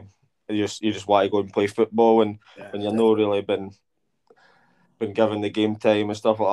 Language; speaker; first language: English; native; English